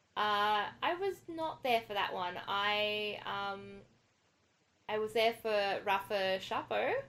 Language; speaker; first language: English; native; English